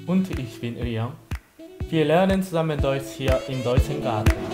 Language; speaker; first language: German; non-native, learner; Korean